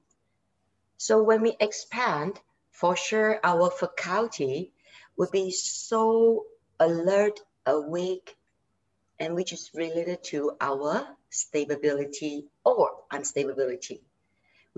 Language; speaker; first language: English; non-native, local second language; Chinese